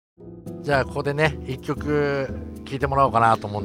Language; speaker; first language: Japanese; native; Japanese